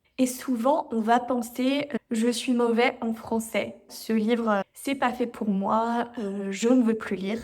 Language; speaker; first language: French; native; French